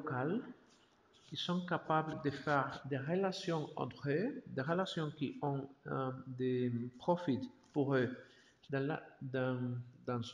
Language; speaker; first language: French; non-native, learner; Spanish